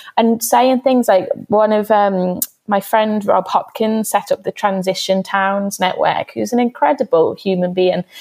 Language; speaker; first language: English; native; English